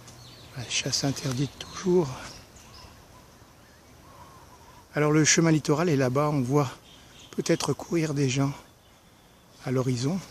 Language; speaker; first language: French; native; French